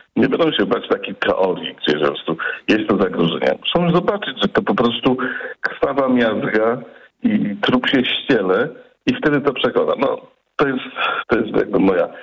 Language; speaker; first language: Polish; native; Polish